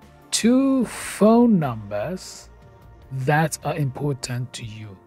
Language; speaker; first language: English; non-native, fluent; Persian